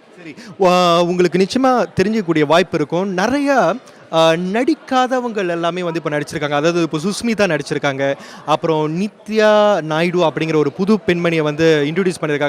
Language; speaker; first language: Tamil; native; Tamil